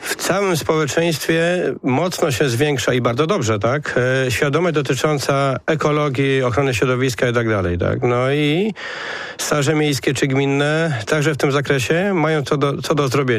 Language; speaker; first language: Polish; native; Polish